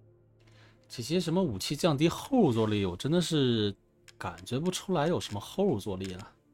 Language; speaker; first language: Chinese; native; Chinese